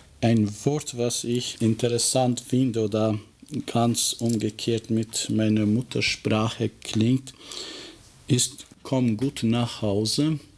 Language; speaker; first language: German; non-native, fluent; Albanian